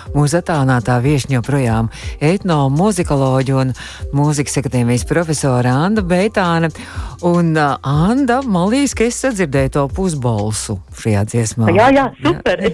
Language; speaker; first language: Latvian; native; Latvian